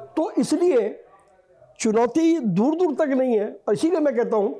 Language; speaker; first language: Hindi; native; Hindi